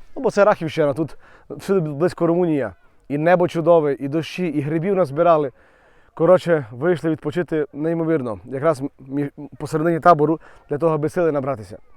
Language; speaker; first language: Ukrainian; native; Ukrainian